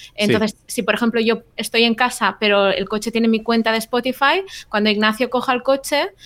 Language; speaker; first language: Spanish; native; Spanish